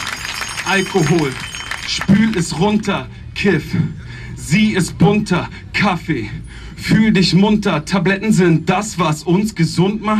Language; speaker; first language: German; native; German